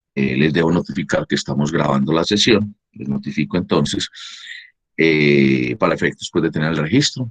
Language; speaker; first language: Spanish; native; Spanish